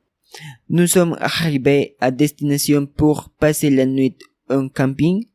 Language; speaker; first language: French; non-native, learner; Spanish